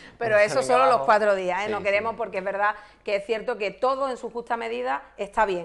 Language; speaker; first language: Spanish; native; Spanish